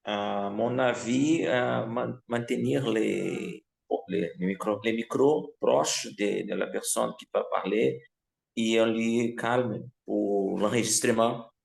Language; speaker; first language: French; non-native, fluent; Portuguese